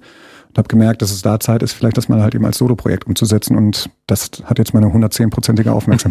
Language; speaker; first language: German; native; German